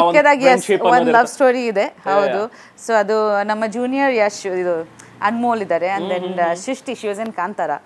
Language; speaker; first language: Kannada; non-native, local second language; Bangla